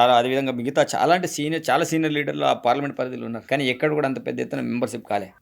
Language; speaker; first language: Telugu; non-native, local second language; Gondi